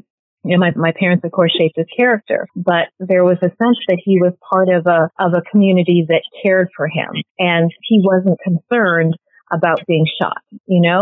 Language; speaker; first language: English; native; English